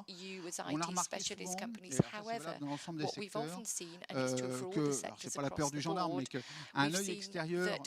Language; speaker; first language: French; native; French